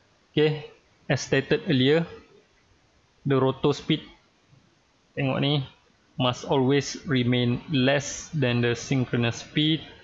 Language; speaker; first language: English; non-native, local second language; Malay